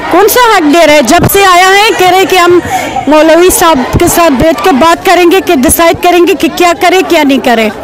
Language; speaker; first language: Hindi; non-native, fluent; Persian